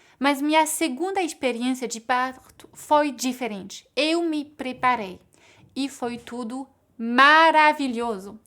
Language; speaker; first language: Portuguese; non-native, fluent; French